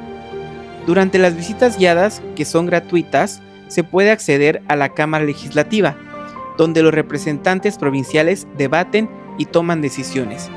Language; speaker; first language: Spanish; native; Spanish